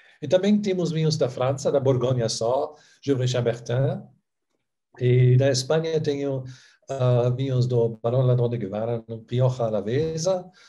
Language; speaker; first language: Portuguese; non-native, fluent; German